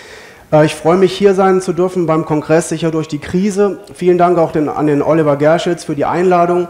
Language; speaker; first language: German; native; German